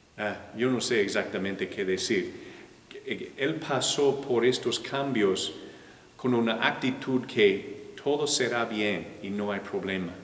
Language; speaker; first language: Spanish; non-native, fluent; English